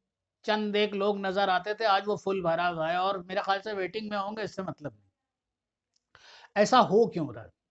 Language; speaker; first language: Urdu; native; Urdu